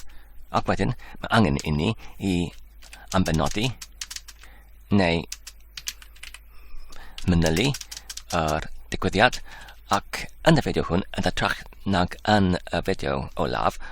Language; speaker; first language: Welsh; non-native, learner; Polish